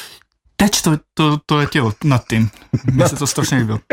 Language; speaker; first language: Czech; non-native, fluent; Japanese